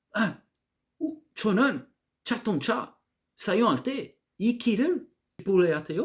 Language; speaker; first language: Korean; non-native, learner; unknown